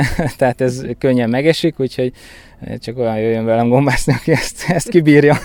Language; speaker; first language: Hungarian; native; Hungarian